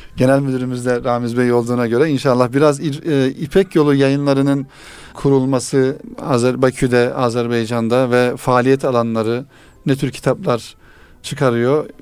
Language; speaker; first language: Turkish; native; Turkish